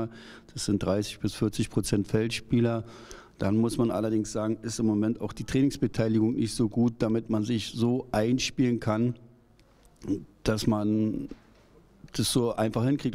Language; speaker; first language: German; native; German